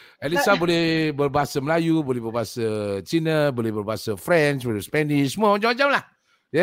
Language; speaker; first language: Malay; native; Malay